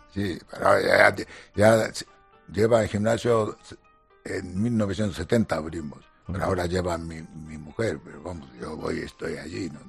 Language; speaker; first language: Spanish; non-native, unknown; Japanese